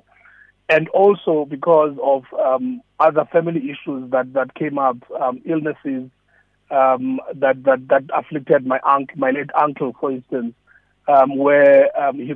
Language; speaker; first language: English; non-native, local second language; Xhosa